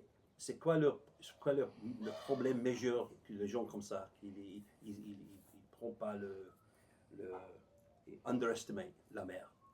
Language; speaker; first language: French; non-native, learner; English